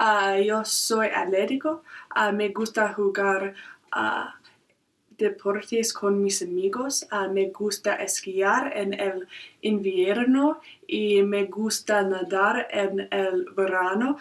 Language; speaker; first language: Spanish; non-native, learner; English